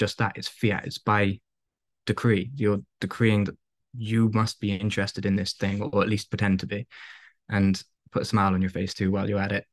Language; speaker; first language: English; native; English